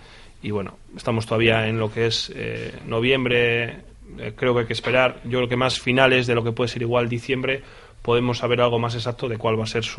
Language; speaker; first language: Spanish; native; Spanish